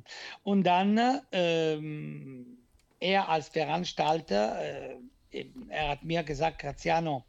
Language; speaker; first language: German; non-native, learner; Italian